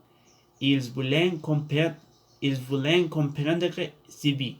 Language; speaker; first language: French; non-native, learner; Spanish